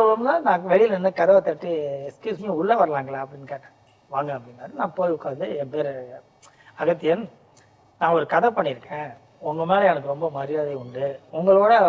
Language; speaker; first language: Tamil; native; Tamil